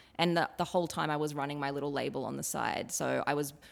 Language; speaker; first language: English; native; English